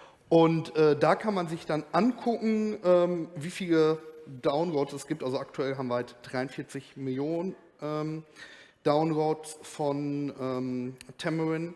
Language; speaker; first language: German; native; German